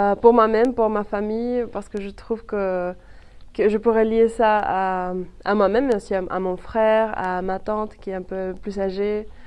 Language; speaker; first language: French; non-native, fluent; Spanish